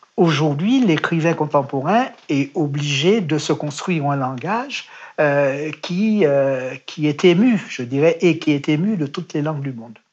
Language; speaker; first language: French; native; French